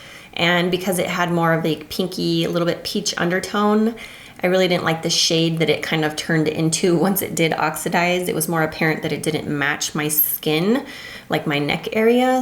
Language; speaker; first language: English; native; English